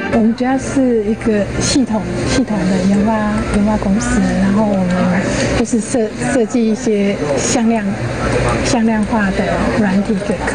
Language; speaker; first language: Chinese; native; Chinese